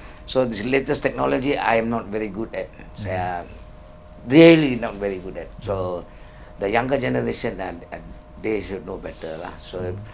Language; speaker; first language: English; non-native, local second language; Tamil